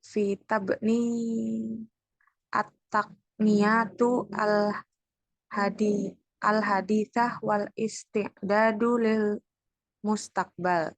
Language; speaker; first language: Arabic; non-native, learner; Indonesian